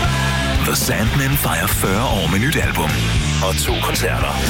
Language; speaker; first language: Danish; native; Danish